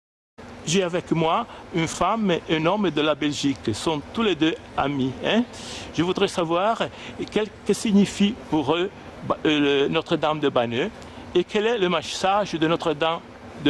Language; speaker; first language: French; native; French